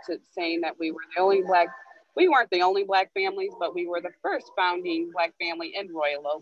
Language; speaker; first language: English; native; English